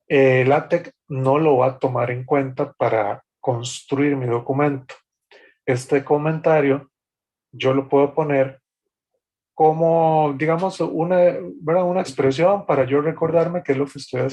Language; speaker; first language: Spanish; native; Spanish